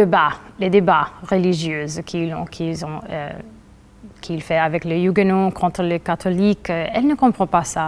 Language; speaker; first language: French; non-native, fluent; Spanish